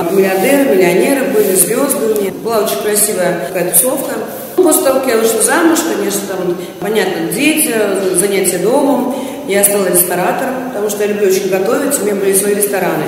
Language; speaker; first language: Russian; native; Russian